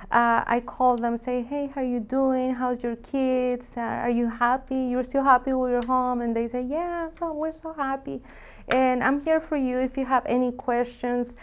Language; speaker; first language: English; non-native, fluent; Spanish